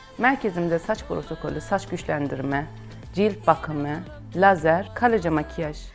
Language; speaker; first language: Turkish; non-native, fluent; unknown